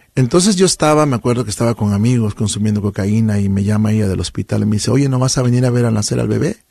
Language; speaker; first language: Spanish; native; Spanish